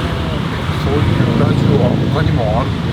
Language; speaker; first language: Japanese; native; Japanese